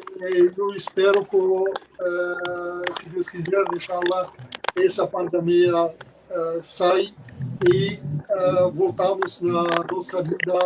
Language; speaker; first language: Portuguese; non-native, fluent; Arabic